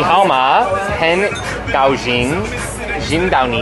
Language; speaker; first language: Chinese; non-native, learner; English